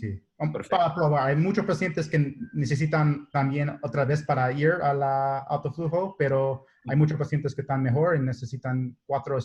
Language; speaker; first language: Spanish; non-native, learner; English